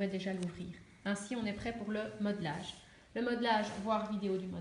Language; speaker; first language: French; native; French